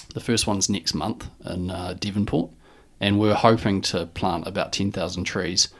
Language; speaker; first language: English; native; English